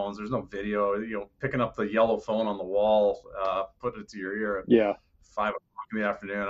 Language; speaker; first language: English; native; English